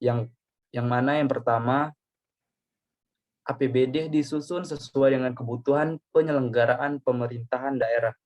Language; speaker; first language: Indonesian; native; Indonesian